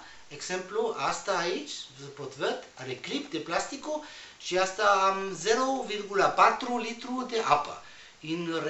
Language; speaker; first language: Romanian; non-native, learner; Spanish